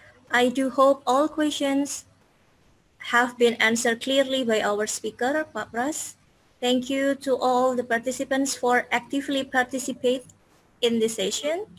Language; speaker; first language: English; non-native, fluent; Indonesian